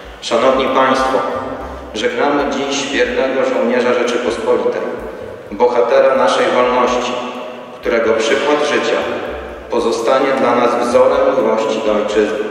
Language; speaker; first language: Polish; native; Polish